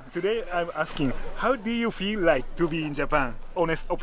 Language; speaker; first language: English; non-native, fluent; Japanese